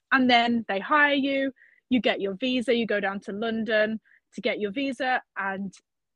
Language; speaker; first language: English; native; English